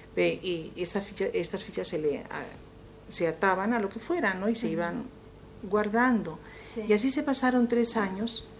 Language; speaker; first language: Spanish; native; Spanish